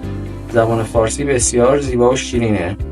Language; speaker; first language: Persian; early bilingual, heritage; Persian